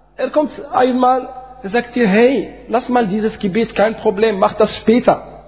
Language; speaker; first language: German; non-native, fluent; Arabic